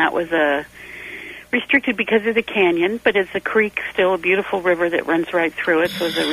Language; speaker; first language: English; native; English